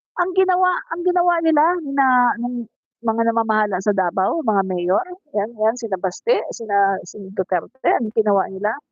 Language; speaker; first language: Filipino; non-native, local second language; Cebuano